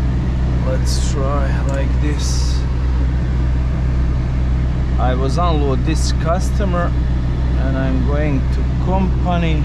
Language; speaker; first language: English; non-native, learner; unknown